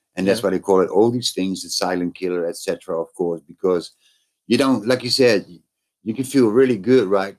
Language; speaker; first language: English; non-native, fluent; Dutch